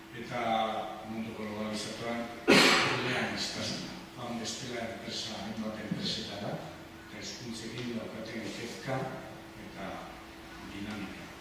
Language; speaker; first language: Basque; non-native, local second language; Spanish